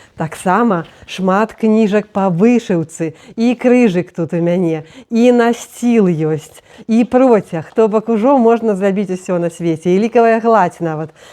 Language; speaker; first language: Belarusian; non-native, local second language; Russian